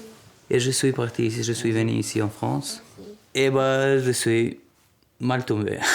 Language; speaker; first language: French; non-native, learner; Albanian